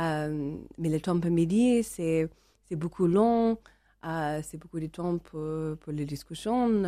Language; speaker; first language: French; non-native, learner; English